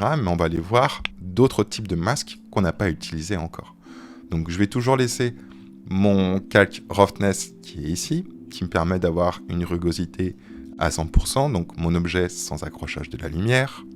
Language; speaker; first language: French; native; French